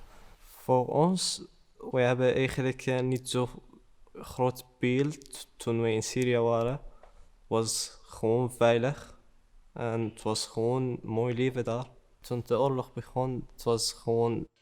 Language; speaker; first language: Dutch; early bilingual, other home language; Arabic